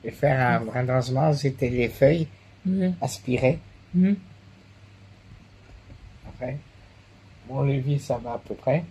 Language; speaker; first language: French; native; French